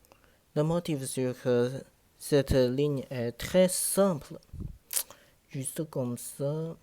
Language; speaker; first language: French; non-native, learner; Chinese